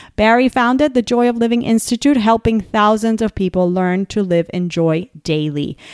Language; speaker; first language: English; non-native, fluent; Spanish